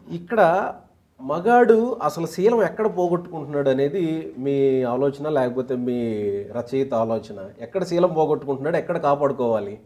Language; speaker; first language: Telugu; native; Telugu